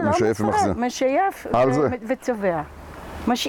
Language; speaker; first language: Hebrew; native; Hebrew